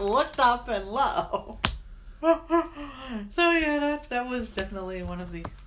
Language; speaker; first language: English; native; English